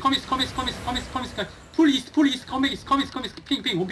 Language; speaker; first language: Korean; native; Korean